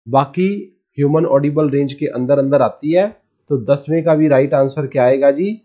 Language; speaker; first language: Hindi; non-native, local second language; Punjabi